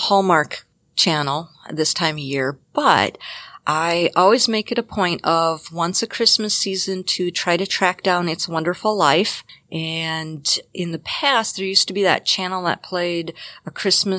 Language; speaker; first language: English; native; English